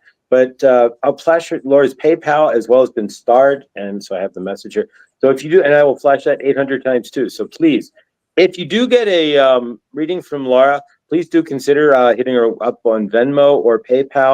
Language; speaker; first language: English; native; English